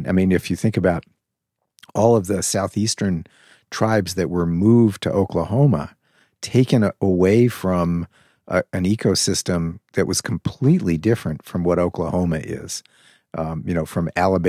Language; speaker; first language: English; native; English